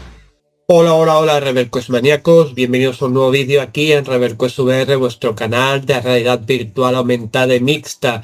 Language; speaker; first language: Spanish; native; Spanish